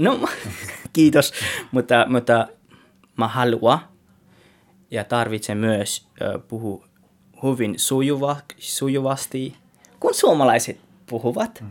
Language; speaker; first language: Finnish; non-native, learner; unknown